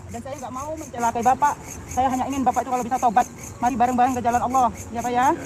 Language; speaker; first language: Indonesian; non-native, local second language; Madurese